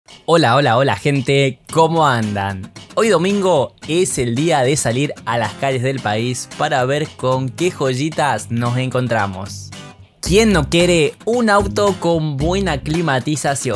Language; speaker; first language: Spanish; native; Spanish